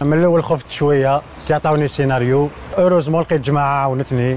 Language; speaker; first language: Arabic; native; Arabic